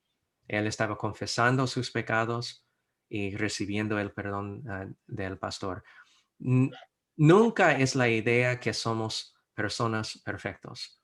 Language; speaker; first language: Spanish; non-native, fluent; English